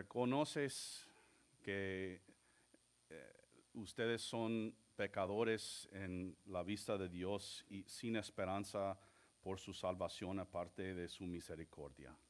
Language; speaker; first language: Spanish; non-native, fluent; English